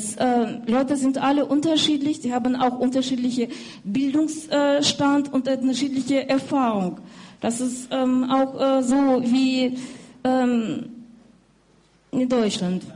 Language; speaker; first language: German; non-native, fluent; Russian